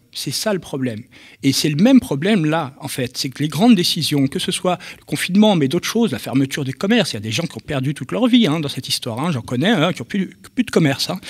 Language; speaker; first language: French; native; French